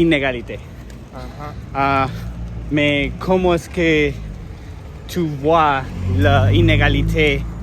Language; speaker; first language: French; non-native, learner; English